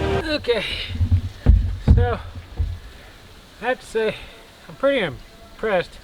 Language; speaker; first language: English; native; English